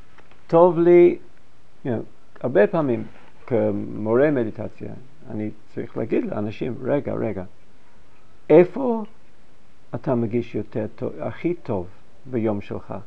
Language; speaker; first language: Hebrew; non-native, fluent; English